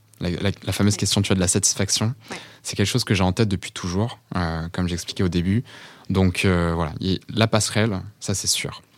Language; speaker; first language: French; early bilingual, other home language; Portuguese